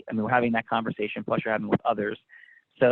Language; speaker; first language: English; native; English